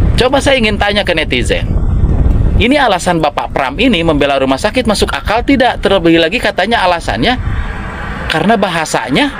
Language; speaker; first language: Indonesian; non-native, local second language; Sundanese